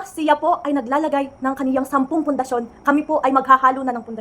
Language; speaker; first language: Filipino; native; Filipino